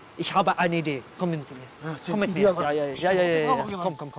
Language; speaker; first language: German; non-native, learner; Kazakh